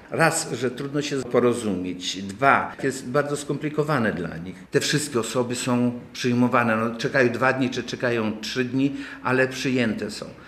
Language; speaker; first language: Polish; native; Polish